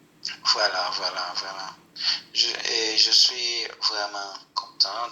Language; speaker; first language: French; non-native, local second language; Haitian Creole